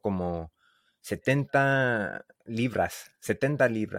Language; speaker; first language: Spanish; non-native, learner; English